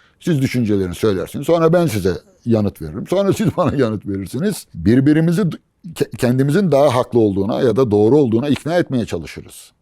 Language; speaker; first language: Turkish; native; Turkish